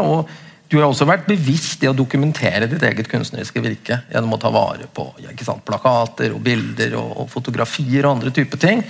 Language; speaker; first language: Norwegian; native; Norwegian